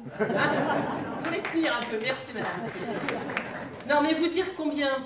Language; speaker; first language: French; native; French